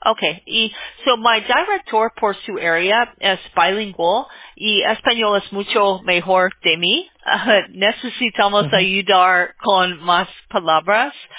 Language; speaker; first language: Spanish; non-native, learner; English